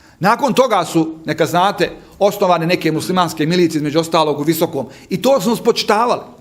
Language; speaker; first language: Bosnian; native; Bosnian